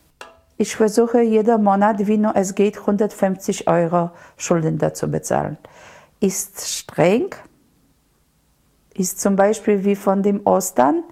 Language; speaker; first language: German; non-native, learner; Polish